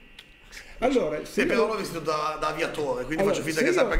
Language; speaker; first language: Italian; native; Italian